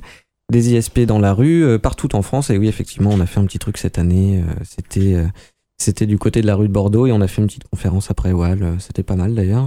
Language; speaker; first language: French; native; French